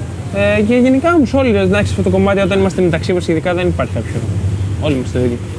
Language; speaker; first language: Greek; native; Greek